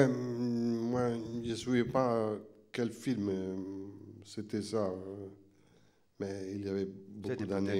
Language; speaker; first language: French; non-native, fluent; Italian